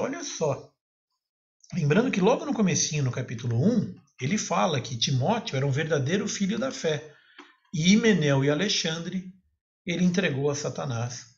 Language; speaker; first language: Portuguese; native; Portuguese